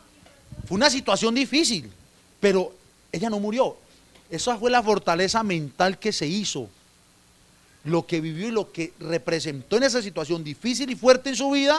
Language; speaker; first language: Spanish; native; Spanish